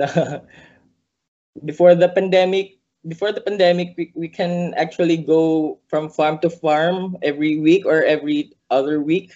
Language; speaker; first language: English; non-native, local second language; Cebuano